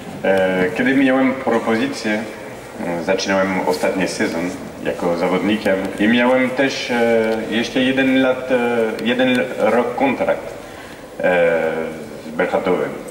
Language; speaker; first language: Polish; non-native, fluent; French